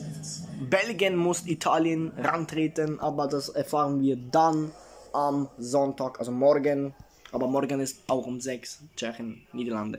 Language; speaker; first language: German; early bilingual, other home language; Italian